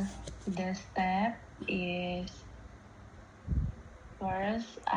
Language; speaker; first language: English; non-native, learner; Indonesian